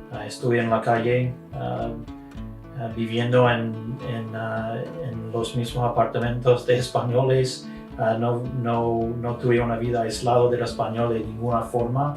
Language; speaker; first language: Spanish; non-native, fluent; English